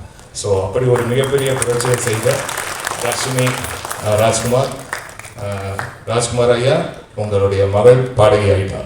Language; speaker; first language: Tamil; native; Tamil